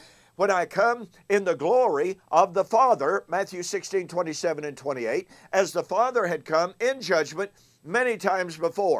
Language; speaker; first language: English; native; English